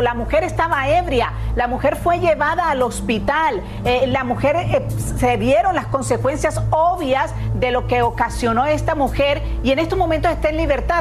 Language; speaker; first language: Spanish; native; Spanish